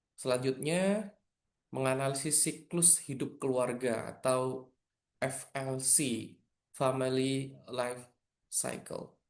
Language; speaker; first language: Indonesian; non-native, local second language; Madurese